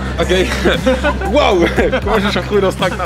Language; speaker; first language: Chinese; non-native, learner; French